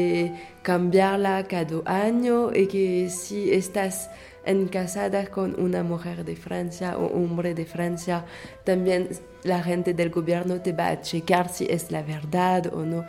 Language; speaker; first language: Spanish; non-native, fluent; French